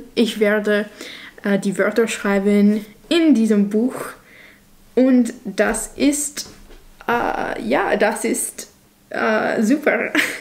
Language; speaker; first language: German; non-native, learner; English